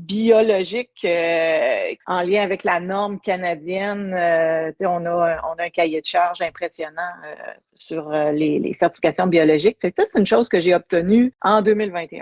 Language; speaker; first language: French; native; French